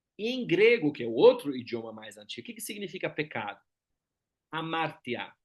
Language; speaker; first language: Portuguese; non-native, fluent; German